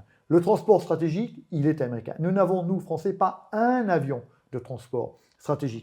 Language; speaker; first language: French; native; French